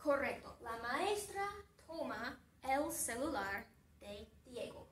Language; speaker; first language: Spanish; non-native, fluent; English